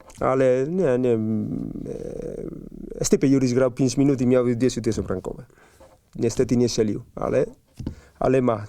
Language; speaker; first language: Polish; non-native, learner; Spanish